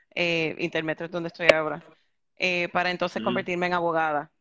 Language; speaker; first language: Spanish; early bilingual, heritage; Spanish